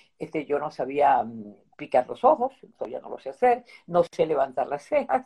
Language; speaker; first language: Spanish; early bilingual, other home language; Italian